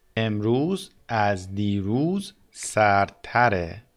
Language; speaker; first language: Persian; native; Persian